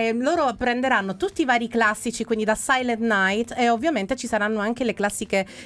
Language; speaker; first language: Italian; native; Italian